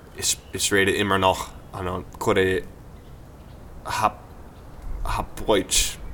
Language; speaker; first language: German; non-native, learner; English